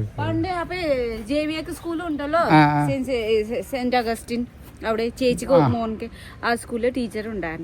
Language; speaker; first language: Malayalam; non-native, learner; Nepali